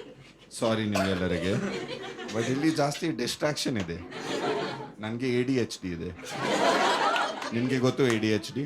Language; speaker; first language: Kannada; non-native, learner; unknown